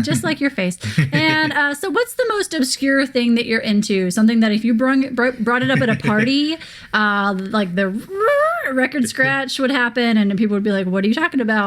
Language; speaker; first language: English; native; English